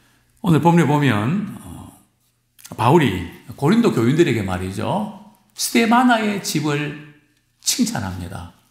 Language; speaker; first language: Korean; native; Korean